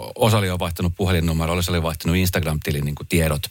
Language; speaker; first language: Finnish; native; Finnish